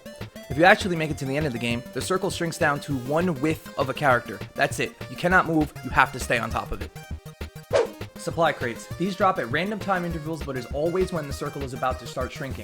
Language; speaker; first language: English; native; English